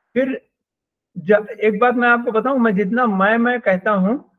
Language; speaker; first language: Hindi; native; Hindi